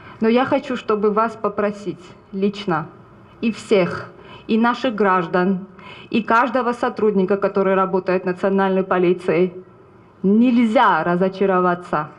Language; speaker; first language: Russian; non-native, fluent; Georgian